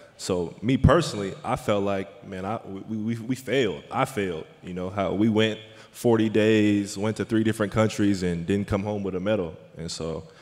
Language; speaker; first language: English; native; English